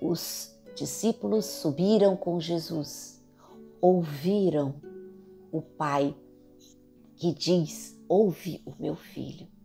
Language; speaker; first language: Portuguese; native; Portuguese